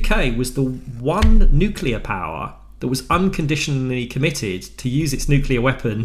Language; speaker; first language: English; native; English